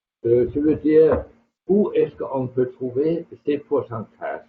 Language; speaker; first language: French; non-native, fluent; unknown